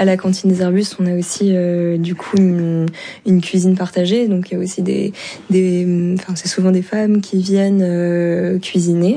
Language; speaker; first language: French; early bilingual, other home language; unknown